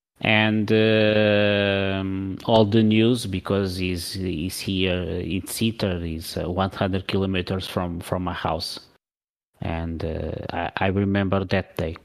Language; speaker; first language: English; non-native, learner; Portuguese